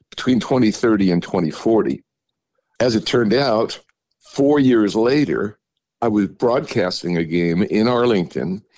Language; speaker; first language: English; native; English